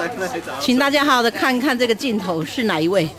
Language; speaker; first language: Chinese; native; Chinese